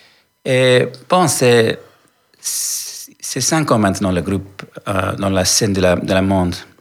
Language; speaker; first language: French; non-native, learner; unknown